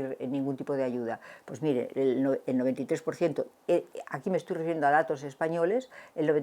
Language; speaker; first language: Spanish; native; Spanish